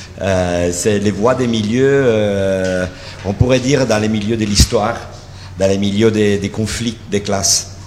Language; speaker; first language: French; non-native, fluent; Italian